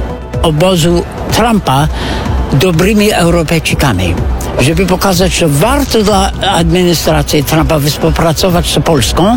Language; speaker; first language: Polish; non-native, fluent; English